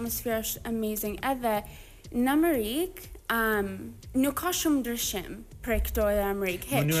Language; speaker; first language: Albanian; early bilingual, heritage; English